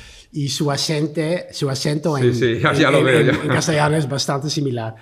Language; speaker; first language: Spanish; non-native, learner; Dutch